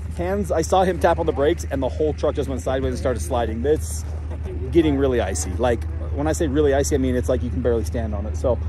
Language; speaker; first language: English; native; English